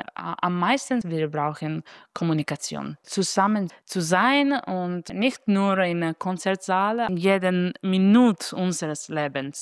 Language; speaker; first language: German; non-native, fluent; Italian